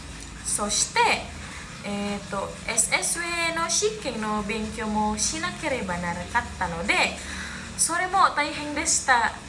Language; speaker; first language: Japanese; non-native, learner; Indonesian